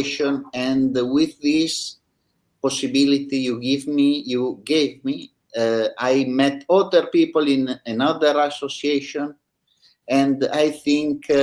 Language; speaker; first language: English; non-native, learner; Italian